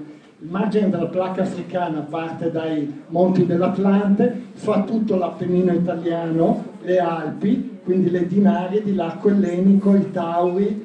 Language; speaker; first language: Italian; native; Italian